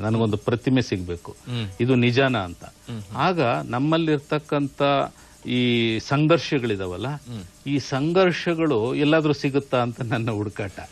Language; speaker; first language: Kannada; native; Kannada